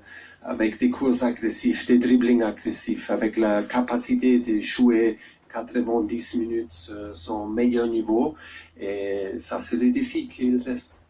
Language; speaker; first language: French; non-native, learner; German